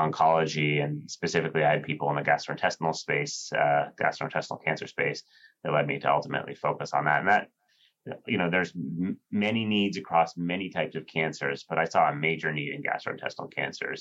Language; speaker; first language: English; native; English